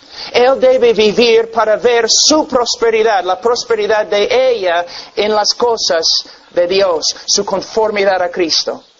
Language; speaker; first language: Spanish; non-native, fluent; English